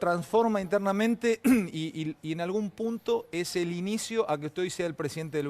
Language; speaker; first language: Spanish; native; Spanish